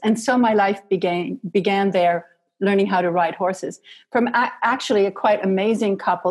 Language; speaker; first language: English; native; English